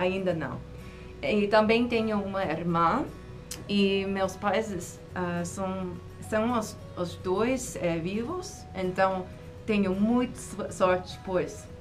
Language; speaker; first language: Portuguese; non-native, fluent; English